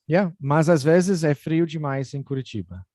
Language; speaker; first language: Portuguese; non-native, fluent; English